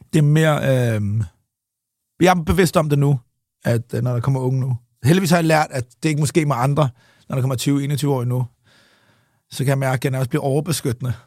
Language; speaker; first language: Danish; early bilingual, other home language; English